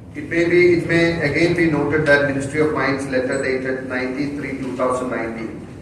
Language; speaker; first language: English; non-native, local second language; Malayalam